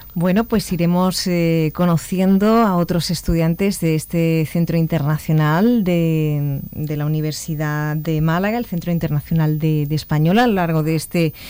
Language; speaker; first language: Spanish; native; Spanish